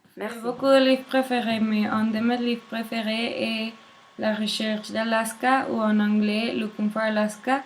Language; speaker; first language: French; non-native, learner; Spanish